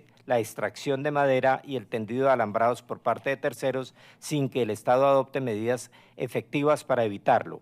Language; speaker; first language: Spanish; native; Spanish